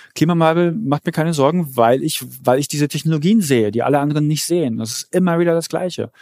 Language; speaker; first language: German; early bilingual, other home language; Polish